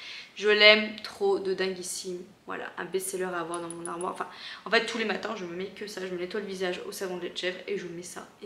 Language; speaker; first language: French; native; French